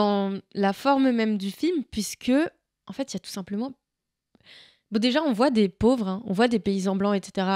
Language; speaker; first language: French; native; French